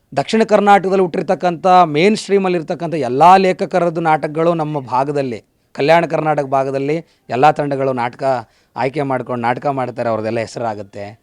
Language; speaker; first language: Kannada; native; Kannada